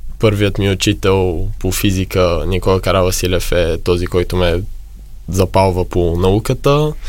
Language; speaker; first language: Bulgarian; native; Bulgarian